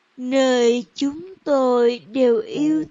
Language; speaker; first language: Vietnamese; non-native, learner; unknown